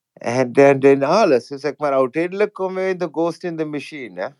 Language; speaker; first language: Dutch; non-native, fluent; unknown